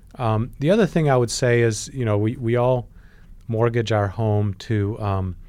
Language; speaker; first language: English; non-native, fluent; Polish